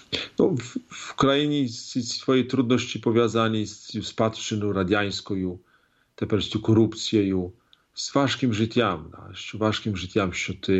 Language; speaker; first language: Polish; non-native, learner; Ukrainian